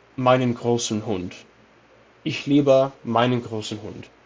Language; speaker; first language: German; non-native, learner; English